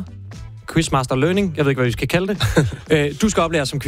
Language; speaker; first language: Danish; native; Danish